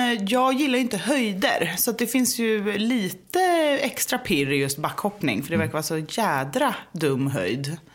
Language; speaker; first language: Swedish; native; Swedish